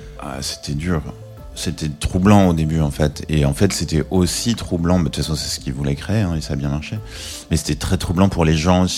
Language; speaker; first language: French; native; French